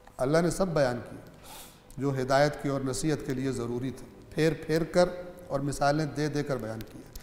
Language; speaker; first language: Urdu; non-native, local second language; Punjabi